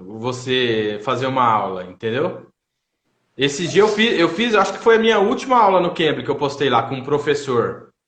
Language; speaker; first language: Portuguese; native; Portuguese